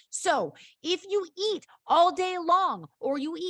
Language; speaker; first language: English; native; English